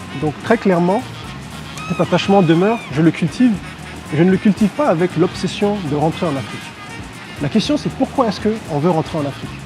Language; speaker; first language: French; non-native, local second language; Hausa